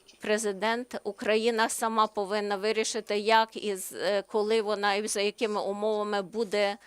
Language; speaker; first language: Ukrainian; non-native, learner; Slovenian